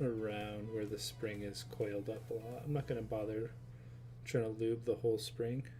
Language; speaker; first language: English; native; English